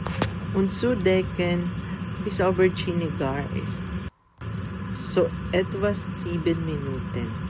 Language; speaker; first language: German; non-native, learner; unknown